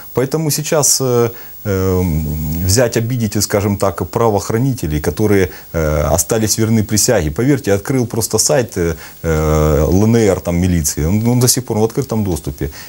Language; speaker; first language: Russian; native; Russian